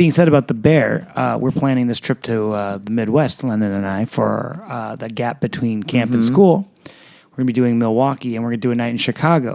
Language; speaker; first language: English; native; English